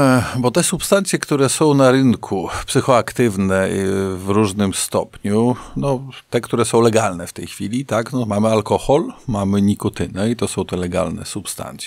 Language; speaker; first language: Polish; native; Polish